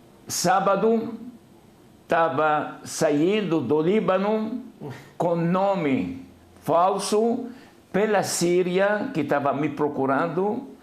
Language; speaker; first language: Portuguese; non-native, fluent; Arabic